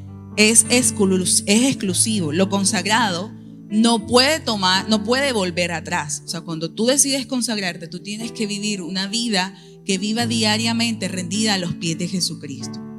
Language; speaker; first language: Spanish; native; Spanish